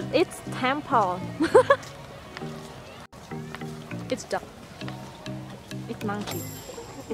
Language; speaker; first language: English; non-native, learner; Indonesian